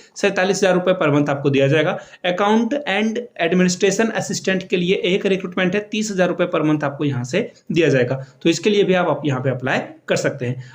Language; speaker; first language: Hindi; native; Hindi